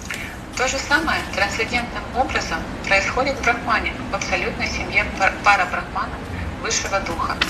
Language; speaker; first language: Russian; native; Russian